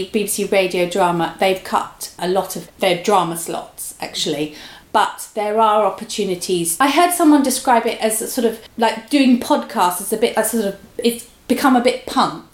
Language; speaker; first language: English; native; English